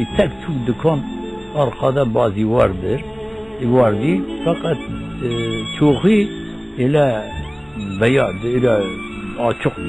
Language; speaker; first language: Turkish; non-native, local second language; Kurdish